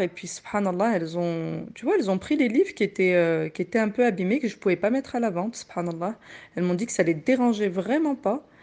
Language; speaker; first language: French; native; French